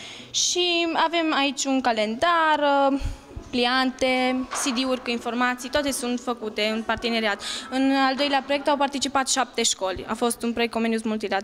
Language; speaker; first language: Romanian; native; Romanian